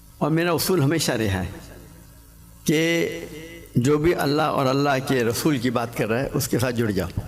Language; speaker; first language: Urdu; non-native, local second language; English